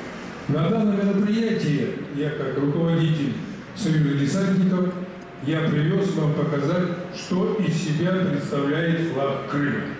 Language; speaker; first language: Russian; native; Russian